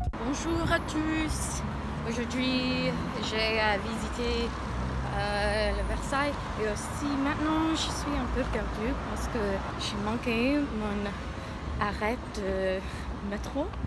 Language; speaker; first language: French; non-native, learner; English